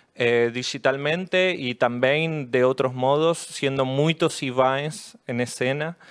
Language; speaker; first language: Portuguese; non-native, learner; Spanish